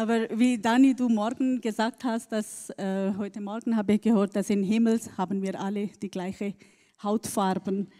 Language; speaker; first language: German; non-native, learner; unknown